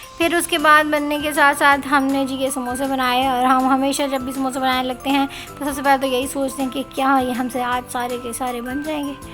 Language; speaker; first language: Urdu; native; Urdu